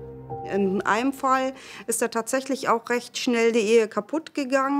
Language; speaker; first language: German; native; German